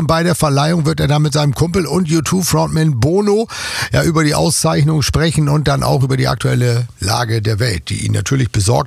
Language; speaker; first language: German; native; German